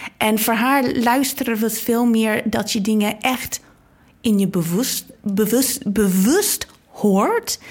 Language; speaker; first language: Dutch; non-native, fluent; English